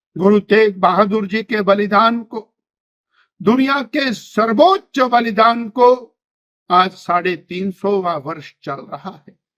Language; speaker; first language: Hindi; native; Hindi